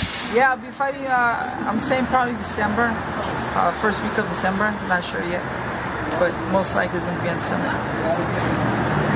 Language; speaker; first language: English; early bilingual, other home language; Spanish